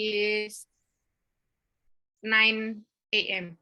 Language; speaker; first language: English; non-native, learner; Indonesian